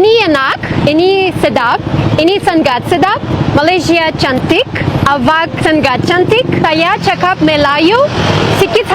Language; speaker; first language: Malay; non-native, learner; Kazakh